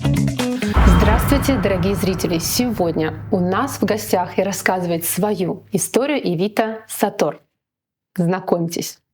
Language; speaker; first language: Russian; native; Russian